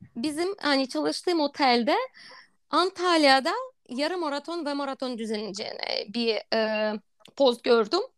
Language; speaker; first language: Turkish; non-native, fluent; Russian